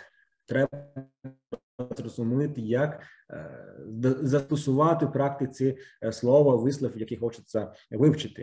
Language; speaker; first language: Ukrainian; non-native, fluent; Italian